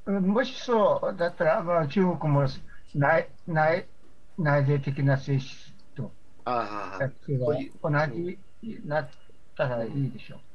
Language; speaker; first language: Japanese; non-native, fluent; Chinese